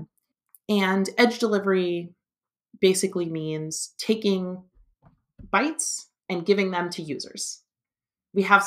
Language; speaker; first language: English; native; English